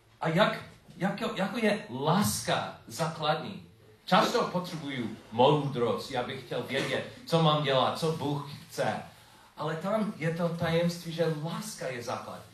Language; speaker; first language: Czech; non-native, learner; English